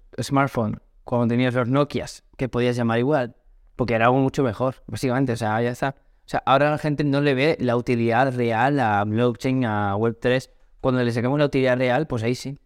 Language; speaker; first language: Spanish; early bilingual, other home language; Portuguese